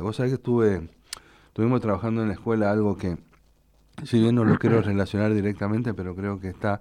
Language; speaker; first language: Spanish; native; Spanish